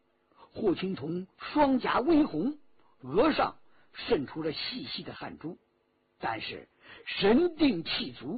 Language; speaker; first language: Chinese; native; Chinese